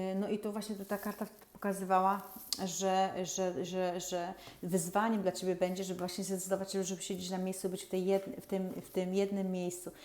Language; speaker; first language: Polish; native; Polish